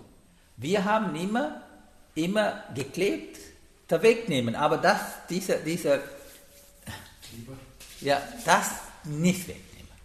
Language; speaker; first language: German; non-native, learner; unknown